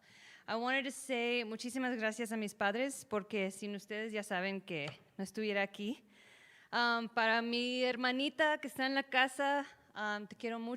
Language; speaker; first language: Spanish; early bilingual, other home language; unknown